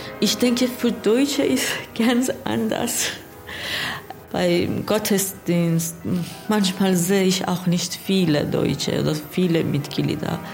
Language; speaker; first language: German; non-native, learner; Persian